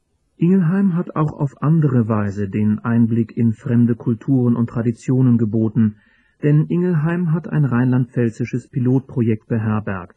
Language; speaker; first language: German; native; German